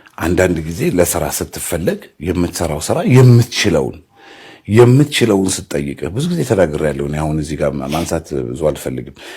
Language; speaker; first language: Amharic; native; Amharic